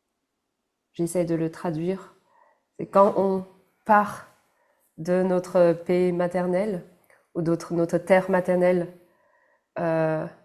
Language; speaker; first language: French; non-native, fluent; Chinese